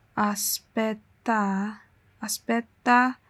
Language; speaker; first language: Italian; non-native, learner; Chinese